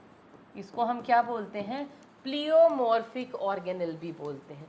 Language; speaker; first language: Hindi; native; Hindi